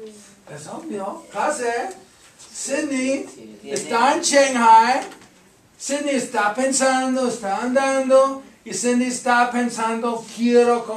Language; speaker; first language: Spanish; non-native, fluent; English